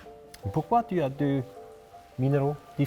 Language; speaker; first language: French; non-native, local second language; German